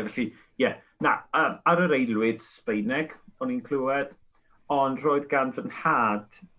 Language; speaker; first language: Welsh; non-native, fluent; Spanish